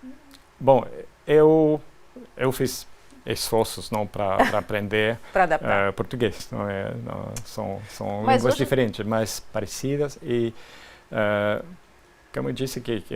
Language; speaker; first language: Portuguese; non-native, fluent; French